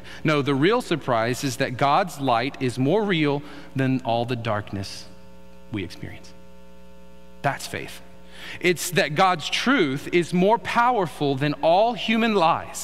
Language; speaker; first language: English; native; English